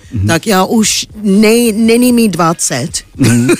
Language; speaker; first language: Czech; non-native, fluent; English